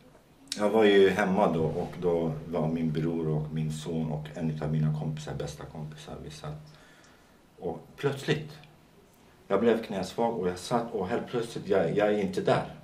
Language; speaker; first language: Swedish; non-native, fluent; Kurdish